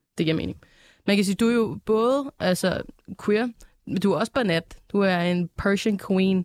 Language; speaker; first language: Danish; native; Danish